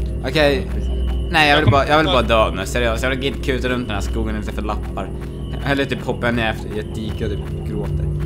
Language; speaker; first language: Swedish; native; Swedish